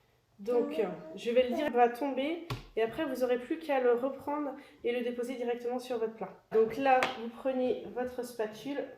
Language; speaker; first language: French; native; French